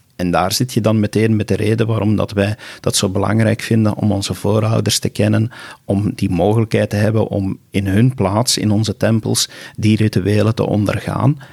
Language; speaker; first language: Dutch; native; Dutch